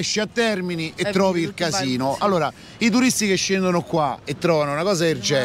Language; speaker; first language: Italian; native; Italian